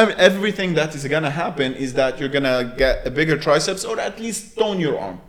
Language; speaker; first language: English; non-native, local second language; Arabic